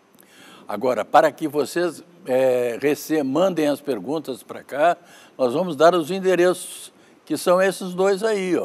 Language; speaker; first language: Portuguese; native; Portuguese